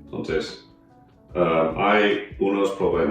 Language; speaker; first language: Spanish; non-native, fluent; English